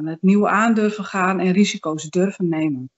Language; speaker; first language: Dutch; native; Dutch